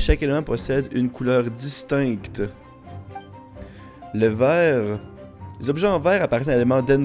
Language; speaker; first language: French; native; French